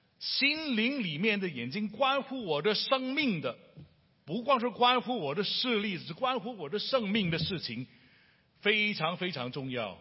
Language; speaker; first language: Chinese; non-native, local second language; Cantonese